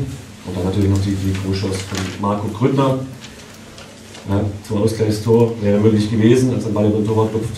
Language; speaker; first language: German; native; German